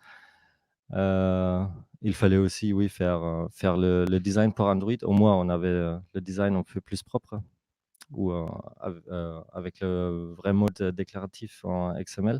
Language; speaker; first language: French; non-native, fluent; German